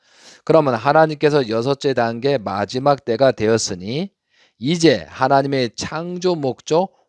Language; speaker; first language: Korean; native; Korean